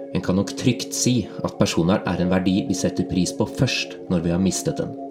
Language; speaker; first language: Norwegian; native; Norwegian